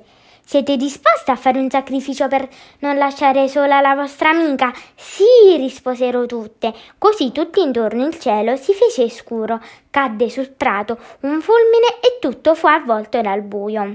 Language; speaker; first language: Italian; native; Italian